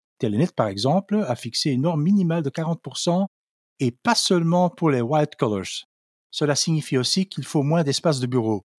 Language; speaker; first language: French; non-native, local second language; Dutch